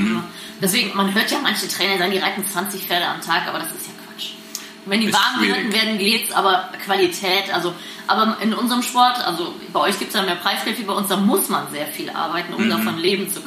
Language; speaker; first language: German; native; German